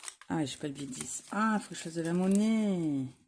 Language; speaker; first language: French; native; French